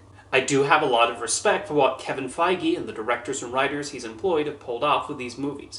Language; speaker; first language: English; native; English